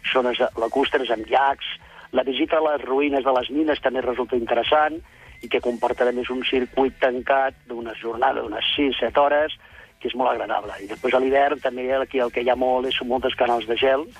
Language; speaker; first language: Catalan; native; Catalan